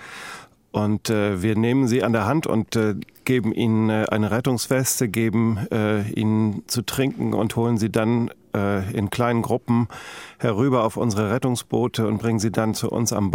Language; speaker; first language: German; native; German